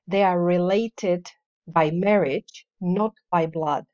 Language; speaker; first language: English; non-native, fluent; Czech